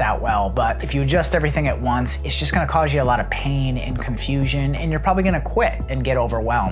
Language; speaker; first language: English; native; English